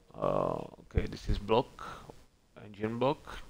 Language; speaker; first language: English; non-native, learner; Czech